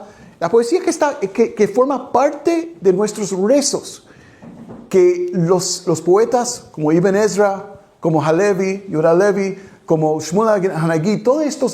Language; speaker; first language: Spanish; non-native, fluent; English